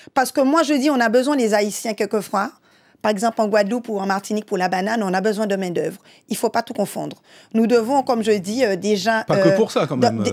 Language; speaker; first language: French; native; French